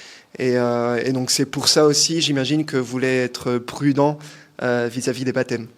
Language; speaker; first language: French; native; French